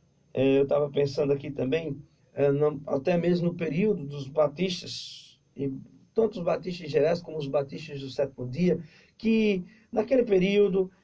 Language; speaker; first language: Portuguese; native; Portuguese